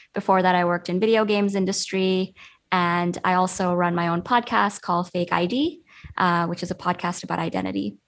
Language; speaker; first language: English; early bilingual, other home language; Urdu